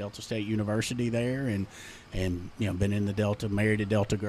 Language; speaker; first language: English; native; English